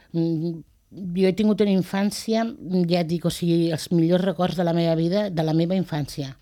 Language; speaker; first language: Catalan; non-native, local second language; Spanish